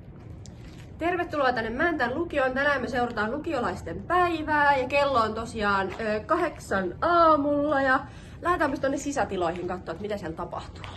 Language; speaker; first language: Finnish; native; Finnish